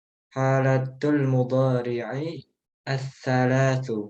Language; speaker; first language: Arabic; non-native, learner; Indonesian